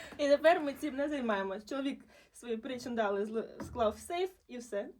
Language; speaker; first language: Ukrainian; non-native, local second language; Russian